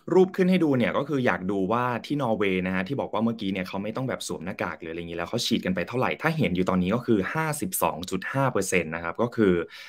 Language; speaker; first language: Thai; native; Thai